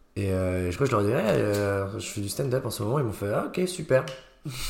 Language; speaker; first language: French; native; French